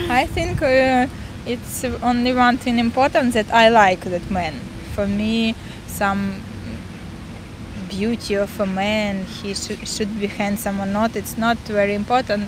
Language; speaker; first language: English; non-native, learner; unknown